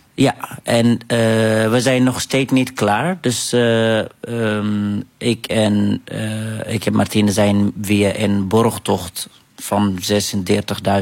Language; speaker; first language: Dutch; non-native, fluent; Arabic